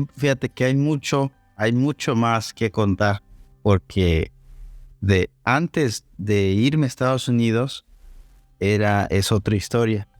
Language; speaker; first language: Spanish; non-native, local second language; Zapotec